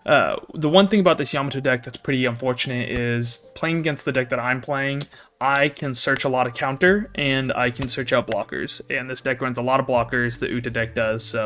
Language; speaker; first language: English; native; English